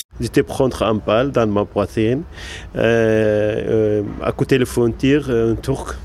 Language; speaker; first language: French; non-native, learner; Arabic